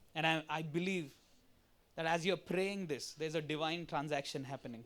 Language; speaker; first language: English; non-native, local second language; Hindi